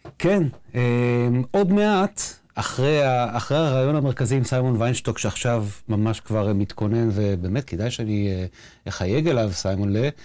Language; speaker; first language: Hebrew; native; Hebrew